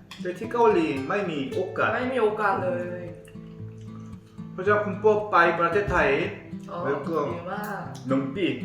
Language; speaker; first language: Thai; non-native, learner; Korean